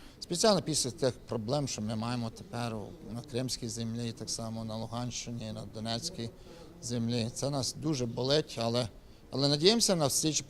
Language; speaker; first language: Ukrainian; early bilingual, heritage; Ukrainian